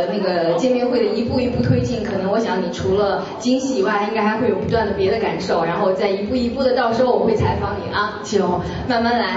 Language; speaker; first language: Chinese; native; Chinese